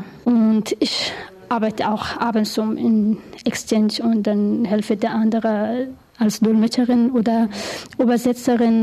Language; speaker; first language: German; non-native, learner; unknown